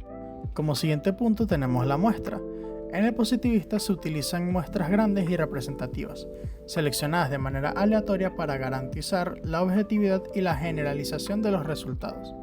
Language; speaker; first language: Spanish; native; Spanish